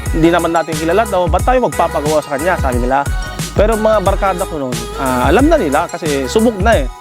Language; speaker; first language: Filipino; non-native, local second language; Iloko